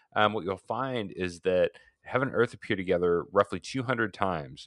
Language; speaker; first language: English; native; English